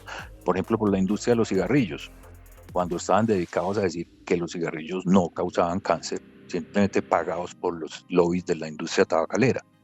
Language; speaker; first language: Spanish; native; Spanish